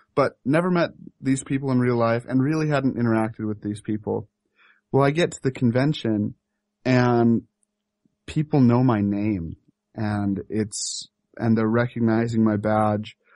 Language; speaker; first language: English; native; English